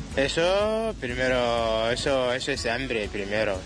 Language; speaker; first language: Spanish; non-native, learner; Wolof